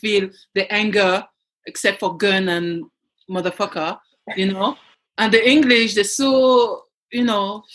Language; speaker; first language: English; non-native, fluent; French